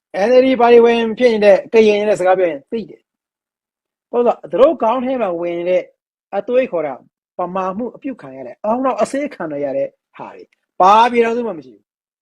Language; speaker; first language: Burmese; native; Burmese